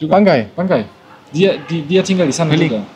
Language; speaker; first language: Indonesian; non-native, learner; German